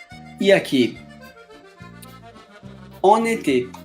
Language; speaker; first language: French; non-native, fluent; Portuguese